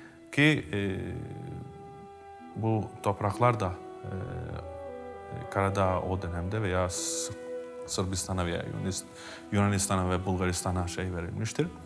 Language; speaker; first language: Turkish; non-native, fluent; Albanian